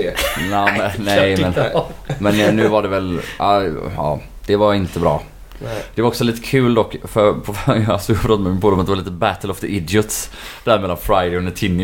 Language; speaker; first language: Swedish; native; Swedish